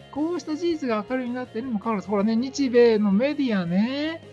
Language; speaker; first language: Japanese; native; Japanese